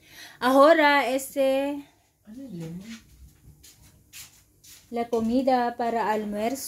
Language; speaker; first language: Spanish; non-native, learner; Filipino